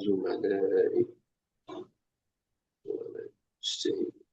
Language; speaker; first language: Arabic; non-native, learner; Indonesian